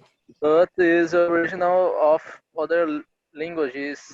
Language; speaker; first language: English; non-native, learner; Portuguese